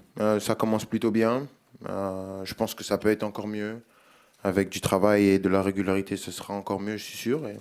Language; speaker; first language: French; native; French